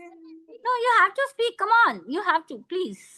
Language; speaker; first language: English; non-native, fluent; Hindi